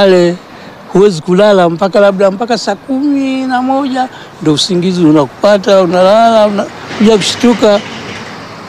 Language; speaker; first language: Swahili; non-native, local second language; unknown